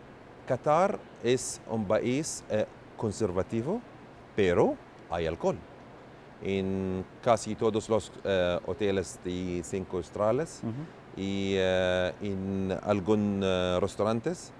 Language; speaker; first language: Spanish; non-native, learner; Arabic